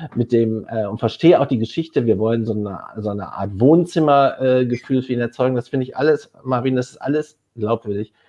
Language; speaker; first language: German; non-native, fluent; Spanish